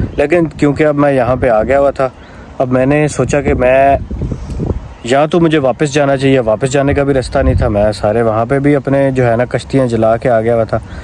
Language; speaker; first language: Urdu; non-native, local second language; Punjabi